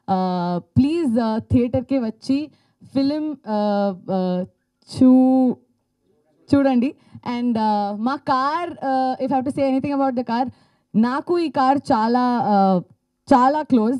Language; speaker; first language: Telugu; non-native, learner; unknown